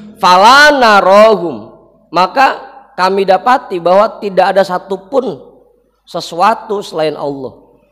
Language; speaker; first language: Indonesian; native; Indonesian